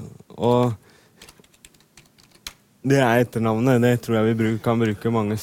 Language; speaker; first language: Norwegian; native; Norwegian